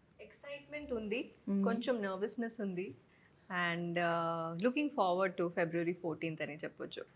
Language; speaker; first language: Telugu; non-native, fluent; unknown